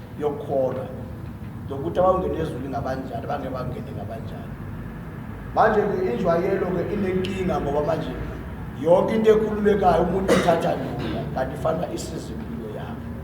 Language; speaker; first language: Zulu; non-native, local second language; Xhosa